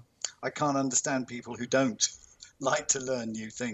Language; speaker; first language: English; native; English